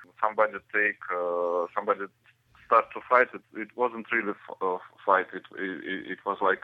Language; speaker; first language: English; non-native, learner; Russian